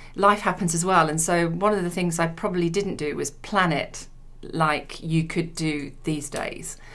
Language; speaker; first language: English; native; English